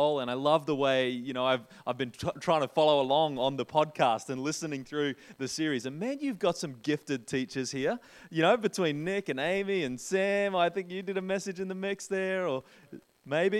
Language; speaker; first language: English; native; English